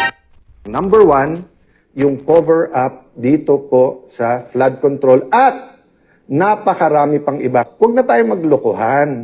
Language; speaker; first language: Filipino; native; Filipino